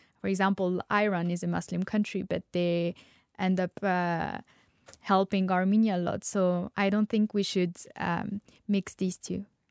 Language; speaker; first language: English; non-native, fluent; Armenian